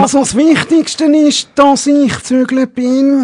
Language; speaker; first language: German; native; German